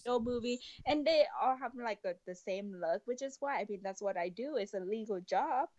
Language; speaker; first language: English; non-native, fluent; Vietnamese